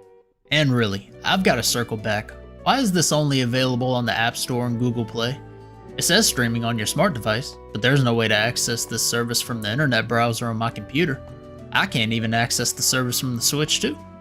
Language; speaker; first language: English; native; English